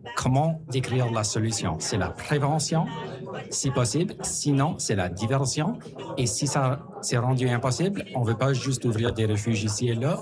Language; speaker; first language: French; native; French